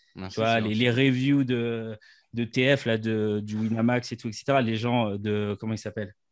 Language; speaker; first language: French; native; French